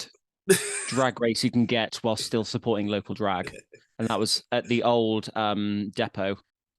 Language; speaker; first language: English; native; English